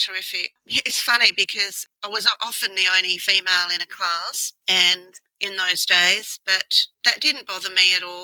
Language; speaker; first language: English; native; English